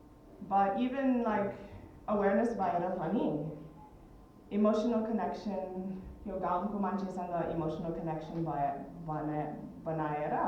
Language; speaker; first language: Nepali; early bilingual, heritage; Nepali